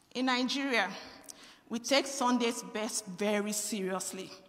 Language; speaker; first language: English; non-native, local second language; Yoruba